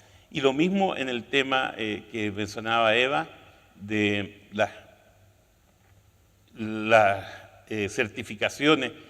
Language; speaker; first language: Spanish; native; Spanish